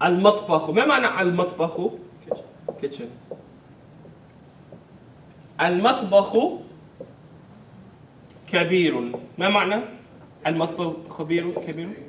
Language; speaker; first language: Arabic; non-native, fluent; English